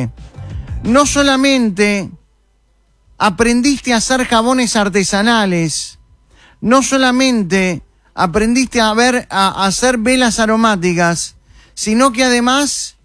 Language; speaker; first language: Spanish; native; Spanish